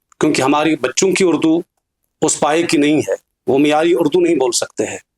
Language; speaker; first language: Urdu; non-native, local second language; Kashmiri